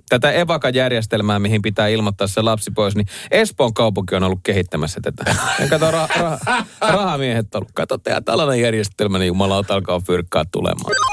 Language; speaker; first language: Finnish; native; Finnish